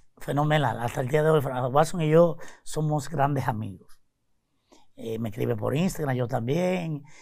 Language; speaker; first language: Spanish; native; Spanish